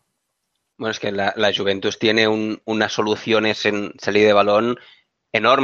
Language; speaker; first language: Spanish; native; Spanish